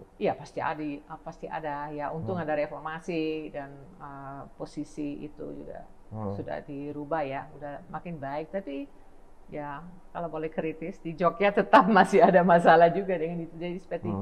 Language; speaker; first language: Indonesian; non-native, fluent; Dutch